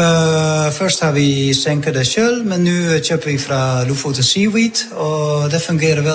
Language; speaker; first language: Norwegian; non-native, fluent; Dutch